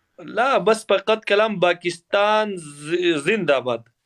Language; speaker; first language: Arabic; non-native, learner; Pashto